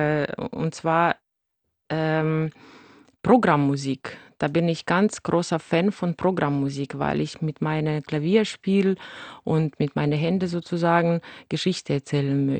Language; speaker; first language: German; non-native, fluent; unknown